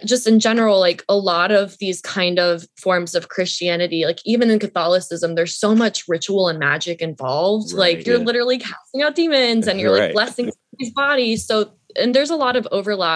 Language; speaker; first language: English; native; English